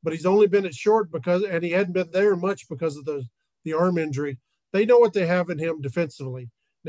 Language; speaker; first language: English; native; English